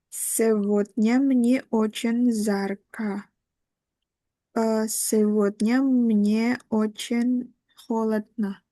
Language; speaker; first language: Russian; non-native, learner; Indonesian